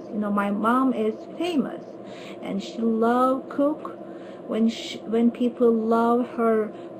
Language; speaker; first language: English; non-native, learner; Turkish